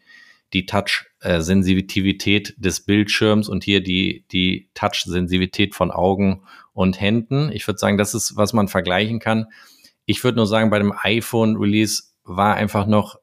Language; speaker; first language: German; native; German